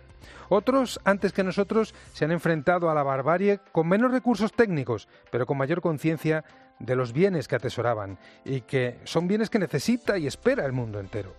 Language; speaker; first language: Spanish; native; Spanish